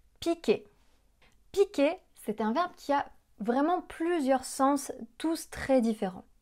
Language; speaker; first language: French; native; French